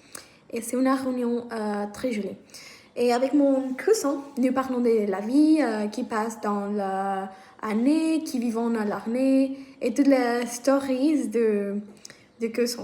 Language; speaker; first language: French; non-native, learner; Spanish